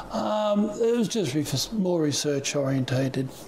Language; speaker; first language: English; native; English